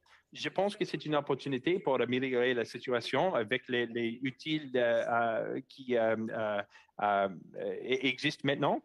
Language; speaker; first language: French; non-native, local second language; English